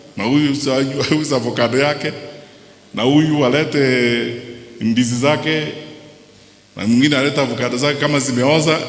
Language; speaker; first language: Swahili; non-native, local second language; Gusii